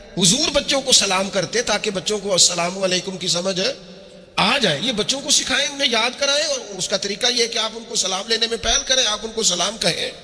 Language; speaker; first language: Urdu; non-native, local second language; Punjabi